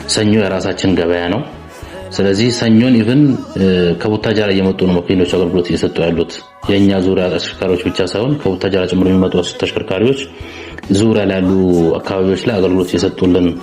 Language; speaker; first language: Amharic; non-native, local second language; Sebat Bet Gurage